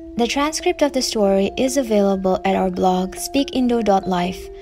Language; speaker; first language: English; non-native, fluent; Indonesian